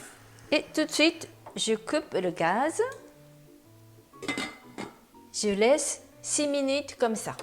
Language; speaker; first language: French; non-native, learner; Japanese